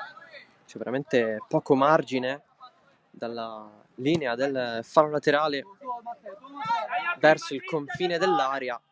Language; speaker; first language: Italian; native; Italian